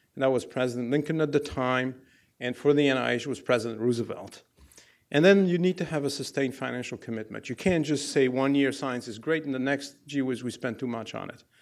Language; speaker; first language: English; non-native, fluent; Arabic